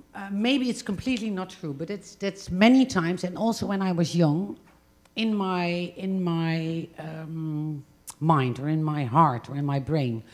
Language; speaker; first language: English; non-native, fluent; Dutch